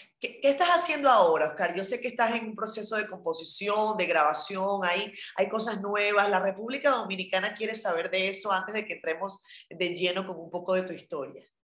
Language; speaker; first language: Spanish; native; Spanish